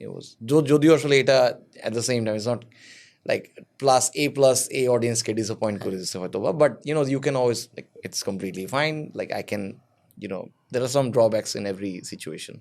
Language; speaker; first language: English; non-native, local second language; Bangla